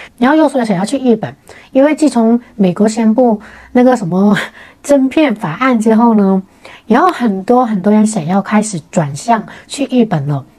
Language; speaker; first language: Chinese; native; Chinese